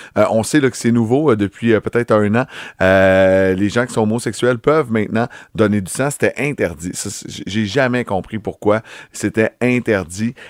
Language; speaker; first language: French; native; French